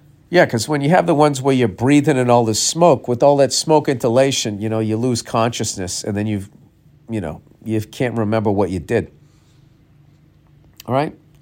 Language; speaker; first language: English; native; English